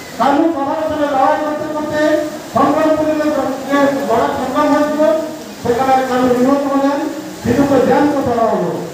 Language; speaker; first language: Bangla; non-native, local second language; Santali